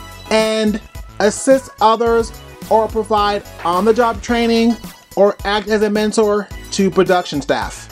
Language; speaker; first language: English; native; English